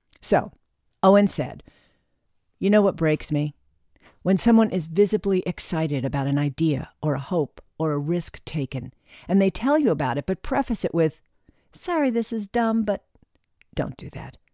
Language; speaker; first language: English; native; English